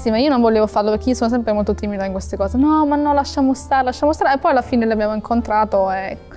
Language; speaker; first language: Italian; non-native, fluent; German